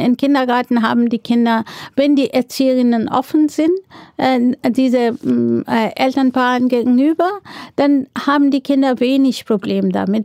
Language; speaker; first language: German; non-native, fluent; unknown